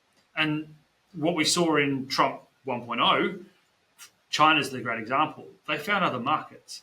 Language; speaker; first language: English; native; English